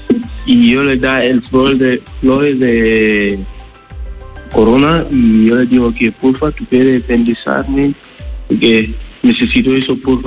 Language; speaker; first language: Spanish; non-native, learner; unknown